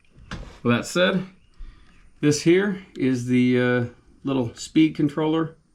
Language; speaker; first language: English; native; English